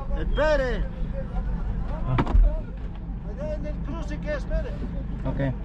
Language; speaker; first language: Spanish; non-native, learner; German